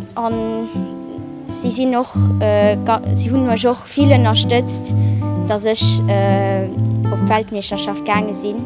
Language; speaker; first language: German; non-native, local second language; Luxembourgish